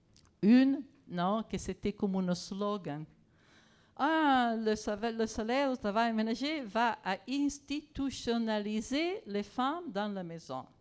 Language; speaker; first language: French; non-native, fluent; Italian